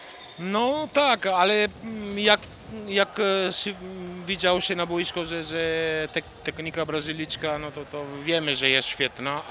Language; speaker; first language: Polish; non-native, learner; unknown